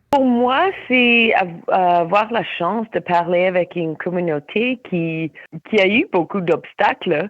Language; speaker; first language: French; non-native, local second language; English